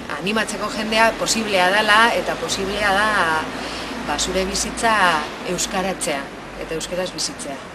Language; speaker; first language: Basque; non-native, local second language; Spanish